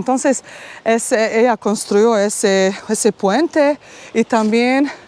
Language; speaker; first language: Spanish; non-native, fluent; Bosnian